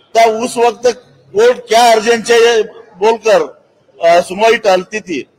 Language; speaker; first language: Hindi; non-native, local second language; Marathi